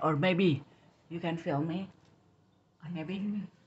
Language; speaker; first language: English; non-native, learner; Indonesian